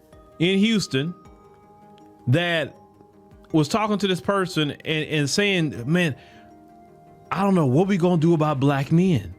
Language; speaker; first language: English; native; English